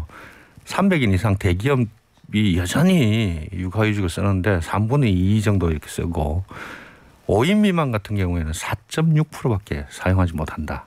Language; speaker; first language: Korean; native; Korean